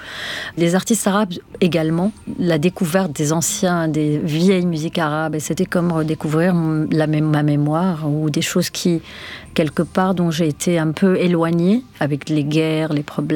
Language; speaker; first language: French; non-native, local second language; Arabic